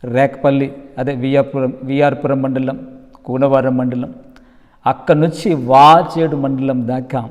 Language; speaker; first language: Telugu; non-native, local second language; Koya